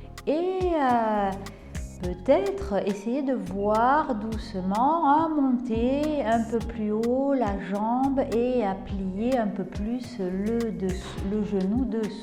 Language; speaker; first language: French; native; French